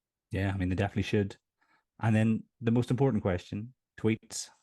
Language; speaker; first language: English; native; English